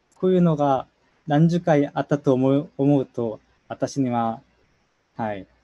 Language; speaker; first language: Japanese; non-native, learner; Korean